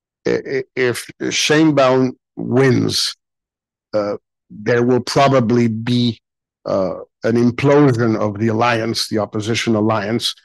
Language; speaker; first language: English; non-native, fluent; Spanish